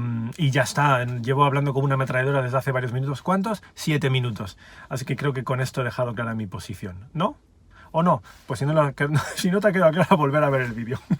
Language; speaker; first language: Spanish; native; Spanish